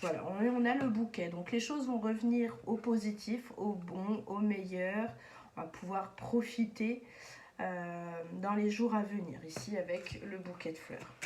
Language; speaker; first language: French; native; French